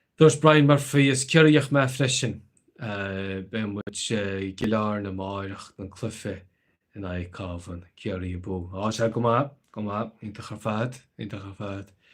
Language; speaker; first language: Irish; native; Irish